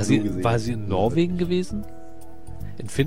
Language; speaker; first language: German; native; German